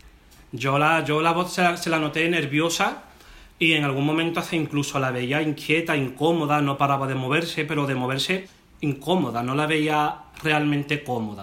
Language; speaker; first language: Spanish; native; Spanish